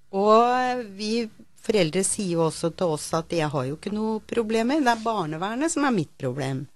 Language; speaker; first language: Norwegian; native; Norwegian